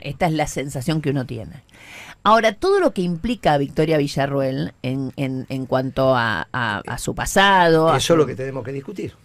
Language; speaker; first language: Spanish; native; Spanish